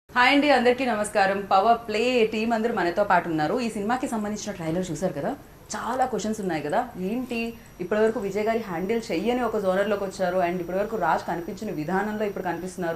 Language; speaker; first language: Telugu; native; Telugu